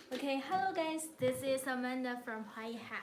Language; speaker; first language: English; non-native, learner; Chinese